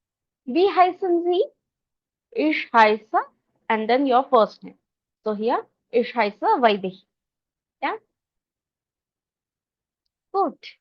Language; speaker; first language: German; non-native, fluent; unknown